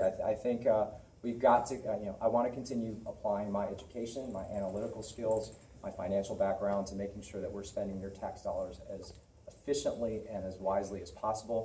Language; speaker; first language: English; native; English